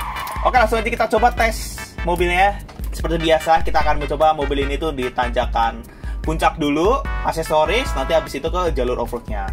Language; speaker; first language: Indonesian; native; Indonesian